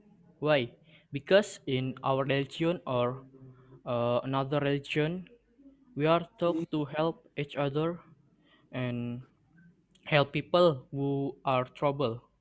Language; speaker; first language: English; non-native, learner; Indonesian